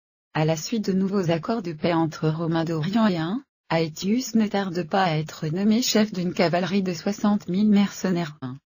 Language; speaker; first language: French; native; French